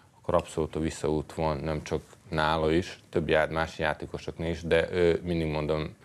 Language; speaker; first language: Hungarian; non-native, fluent; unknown